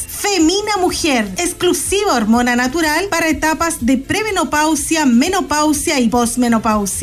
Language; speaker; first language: Spanish; native; Spanish